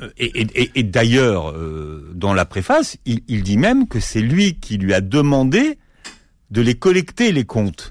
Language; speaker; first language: French; native; French